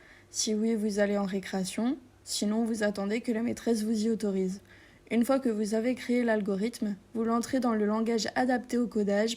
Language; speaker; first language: French; native; French